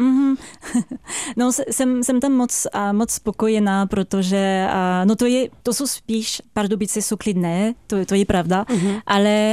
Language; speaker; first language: Czech; non-native, fluent; French